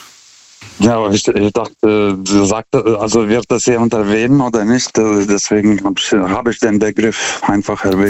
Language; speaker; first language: German; non-native, fluent; Lithuanian